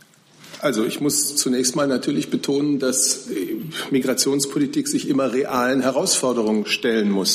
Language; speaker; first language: German; native; German